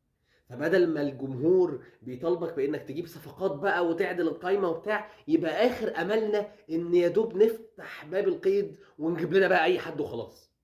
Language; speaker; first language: Arabic; native; Arabic